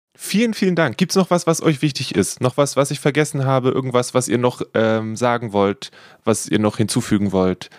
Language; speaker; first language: German; native; German